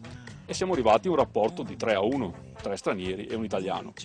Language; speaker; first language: Italian; native; Italian